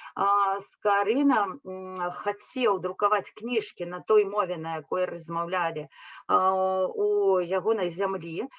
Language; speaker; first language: Belarusian; native; Belarusian